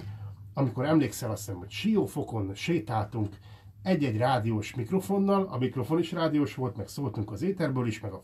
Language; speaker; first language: Hungarian; native; Hungarian